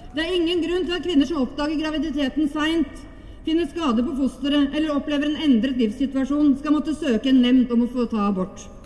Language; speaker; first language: Norwegian; native; Norwegian